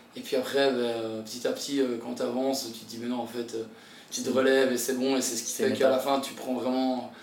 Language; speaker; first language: French; native; French